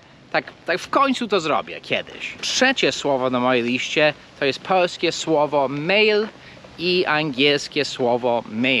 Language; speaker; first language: Polish; non-native, fluent; English